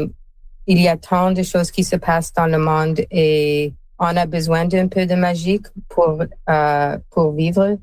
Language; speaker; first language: French; non-native, fluent; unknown